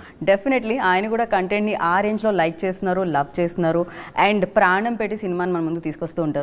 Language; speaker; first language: Telugu; native; Telugu